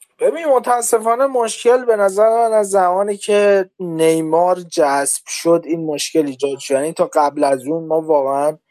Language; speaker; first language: Persian; native; Persian